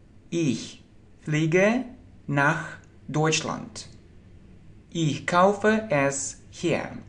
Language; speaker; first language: German; non-native, learner; Russian